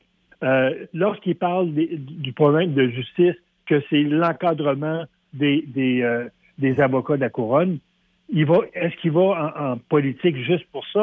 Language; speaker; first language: French; native; French